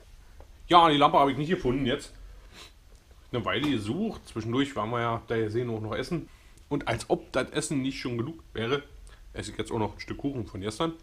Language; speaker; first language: German; native; German